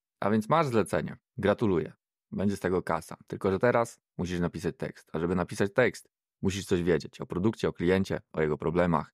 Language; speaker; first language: Polish; native; Polish